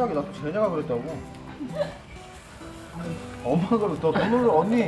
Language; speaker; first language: Korean; native; Korean